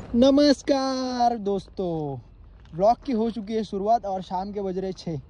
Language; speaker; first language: Hindi; non-native, local second language; Marathi